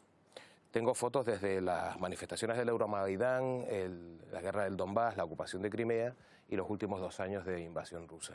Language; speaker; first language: Spanish; native; Spanish